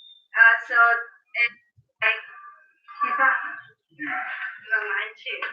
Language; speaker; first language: English; non-native, learner; Spanish